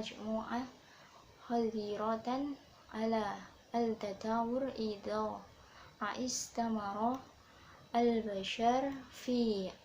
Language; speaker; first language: Arabic; non-native, learner; Indonesian